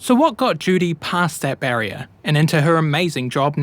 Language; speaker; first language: English; native; English